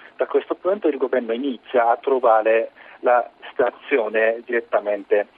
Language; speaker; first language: Italian; non-native, learner; Japanese